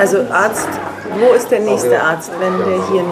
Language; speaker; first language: German; native; German